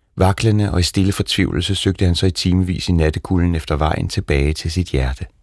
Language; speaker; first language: Danish; native; Danish